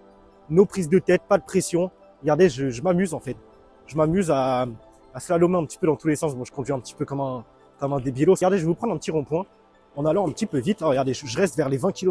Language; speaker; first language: French; native; French